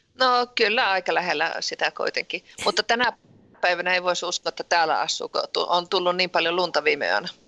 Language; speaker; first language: Finnish; early bilingual, heritage; Finnish